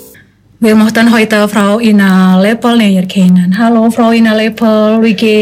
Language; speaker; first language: German; non-native, learner; Indonesian